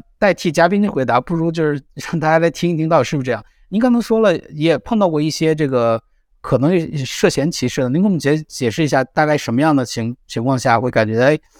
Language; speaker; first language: Chinese; native; Chinese